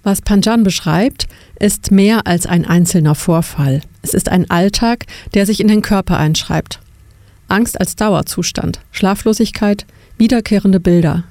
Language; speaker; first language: German; native; German